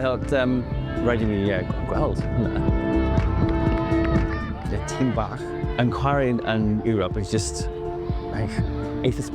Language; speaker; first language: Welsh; non-native, local second language; English